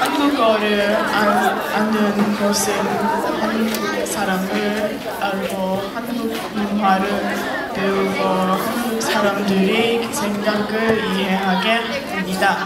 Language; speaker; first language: Korean; early bilingual, heritage; English